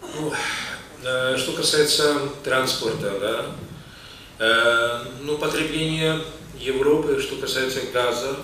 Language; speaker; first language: Russian; non-native, fluent; Czech